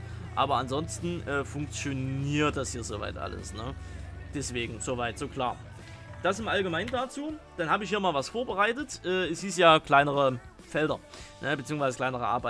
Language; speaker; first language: German; native; German